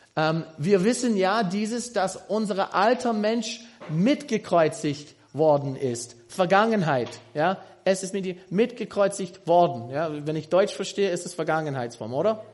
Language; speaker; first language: German; non-native, fluent; English